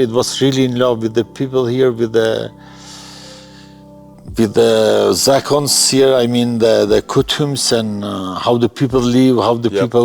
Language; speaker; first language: English; non-native, learner; Albanian